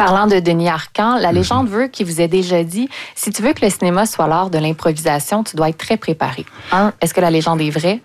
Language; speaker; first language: French; native; French